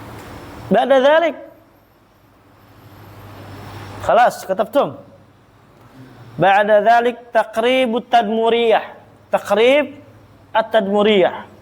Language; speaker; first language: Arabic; non-native, fluent; Indonesian